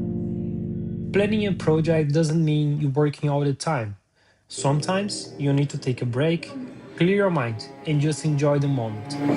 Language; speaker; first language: English; non-native, fluent; Portuguese